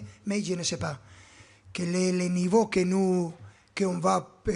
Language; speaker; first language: French; non-native, fluent; Spanish